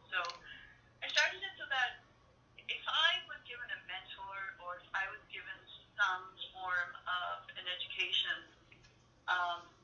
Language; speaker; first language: English; native; English